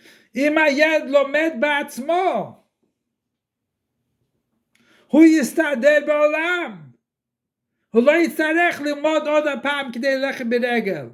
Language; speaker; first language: Hebrew; non-native, fluent; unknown